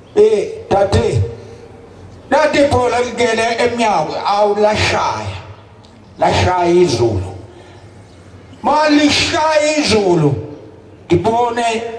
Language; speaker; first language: Zulu; native; Zulu